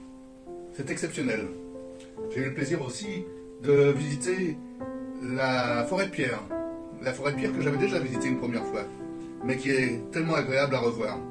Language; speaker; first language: French; native; French